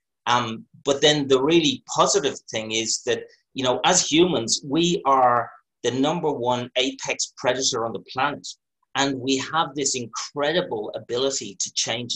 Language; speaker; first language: English; native; English